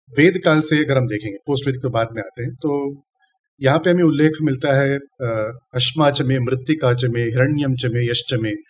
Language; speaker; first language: Hindi; non-native, local second language; Tamil